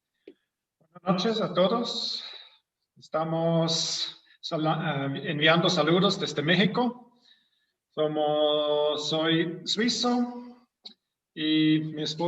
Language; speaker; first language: Spanish; non-native, fluent; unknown